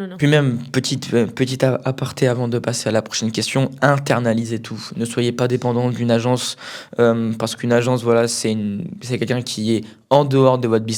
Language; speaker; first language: French; native; French